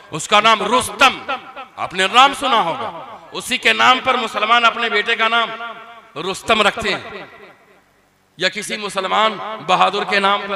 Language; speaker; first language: Urdu; native; Urdu